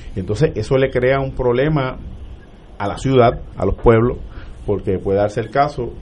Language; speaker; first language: Spanish; native; Spanish